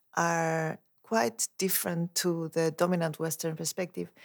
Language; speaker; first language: English; non-native, fluent; Spanish